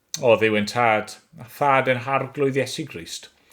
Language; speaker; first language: Welsh; native; Welsh